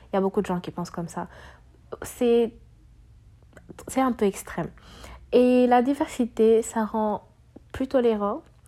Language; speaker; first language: French; native; French